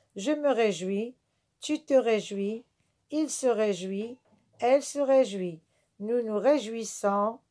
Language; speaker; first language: French; non-native, local second language; Arabic